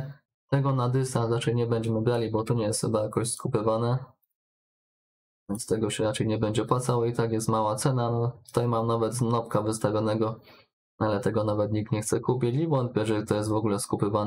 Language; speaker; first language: Polish; native; Polish